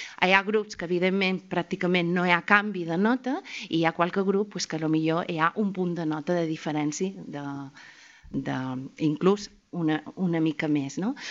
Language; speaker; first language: Catalan; native; Catalan